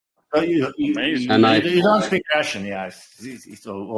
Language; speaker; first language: English; non-native, fluent; Chechen